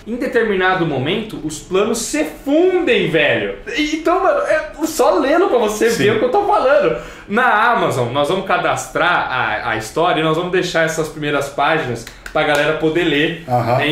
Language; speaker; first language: Portuguese; native; Portuguese